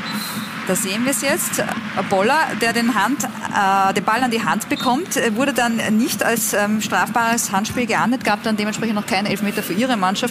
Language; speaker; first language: German; native; German